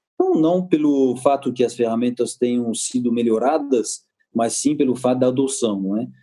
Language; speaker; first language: Portuguese; non-native, fluent; French